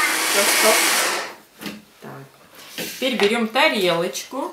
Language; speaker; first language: Russian; native; Russian